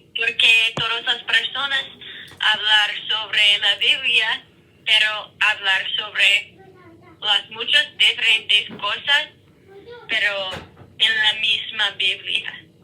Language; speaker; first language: Spanish; non-native, learner; English